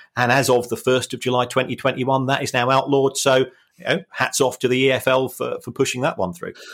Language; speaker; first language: English; native; English